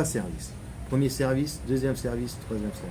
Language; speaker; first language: French; native; French